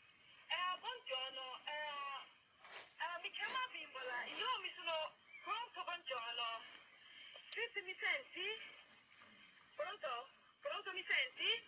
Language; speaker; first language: Italian; non-native, learner; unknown